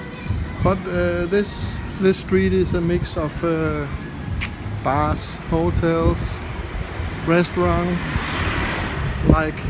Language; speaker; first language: English; non-native, fluent; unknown